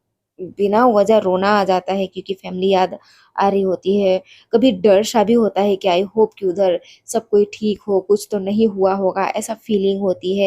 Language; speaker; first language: Hindi; non-native, local second language; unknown